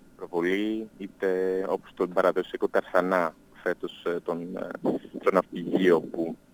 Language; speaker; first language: Greek; non-native, fluent; English